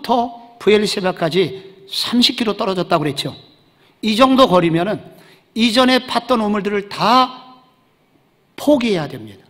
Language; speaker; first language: Korean; native; Korean